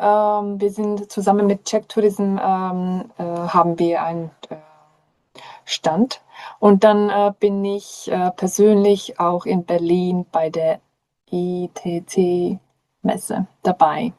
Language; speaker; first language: German; non-native, fluent; Czech